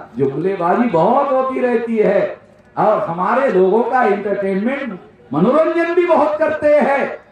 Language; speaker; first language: Hindi; non-native, local second language; Marathi